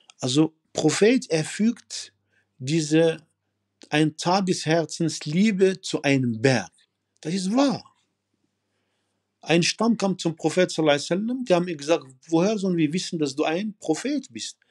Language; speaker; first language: German; non-native, fluent; Arabic